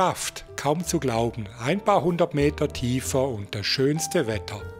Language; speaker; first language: German; native; German